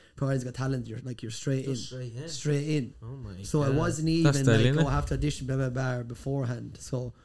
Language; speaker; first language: English; native; English